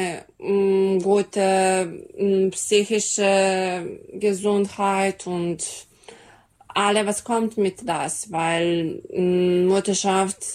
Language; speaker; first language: German; non-native, learner; Serbian